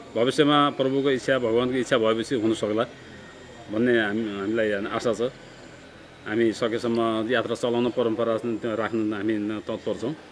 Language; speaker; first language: Nepali; native; Nepali